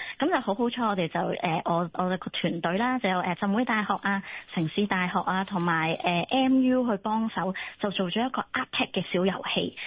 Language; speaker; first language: Chinese; non-native, local second language; Cantonese